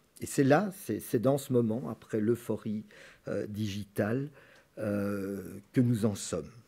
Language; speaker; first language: French; native; French